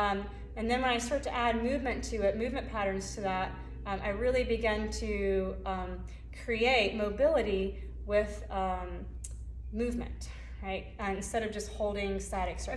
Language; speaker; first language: English; native; English